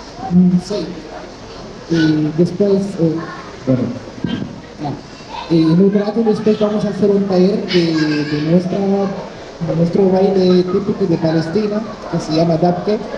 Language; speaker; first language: Spanish; non-native, fluent; Arabic